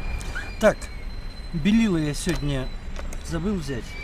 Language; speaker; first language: Russian; native; Russian